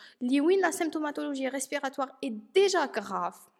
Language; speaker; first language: French; non-native, local second language; Arabic